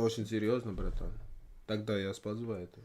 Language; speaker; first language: Russian; non-native, learner; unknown